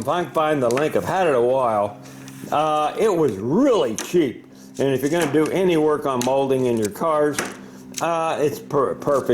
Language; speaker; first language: English; native; English